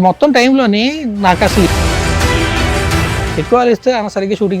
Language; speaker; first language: Telugu; native; Telugu